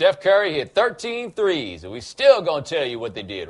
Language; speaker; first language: English; native; English